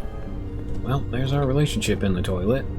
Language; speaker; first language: English; native; English